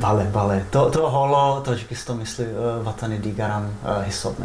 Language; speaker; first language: Persian; non-native, fluent; Czech